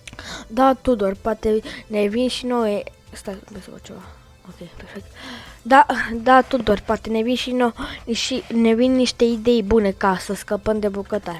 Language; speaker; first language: Romanian; native; Romanian